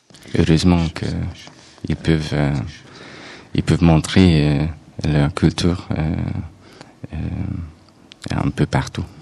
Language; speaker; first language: French; non-native, fluent; Hungarian